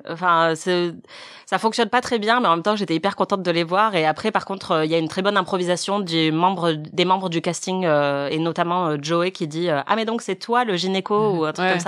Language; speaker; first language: French; native; French